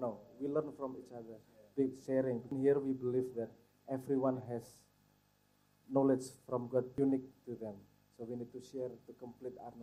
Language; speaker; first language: English; non-native, fluent; Indonesian